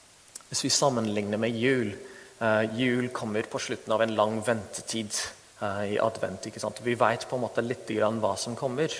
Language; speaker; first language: Norwegian; non-native, fluent; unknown